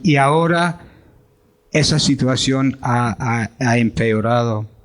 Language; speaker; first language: Spanish; non-native, fluent; English